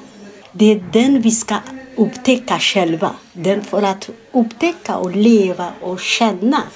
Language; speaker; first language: Swedish; non-native, fluent; Amharic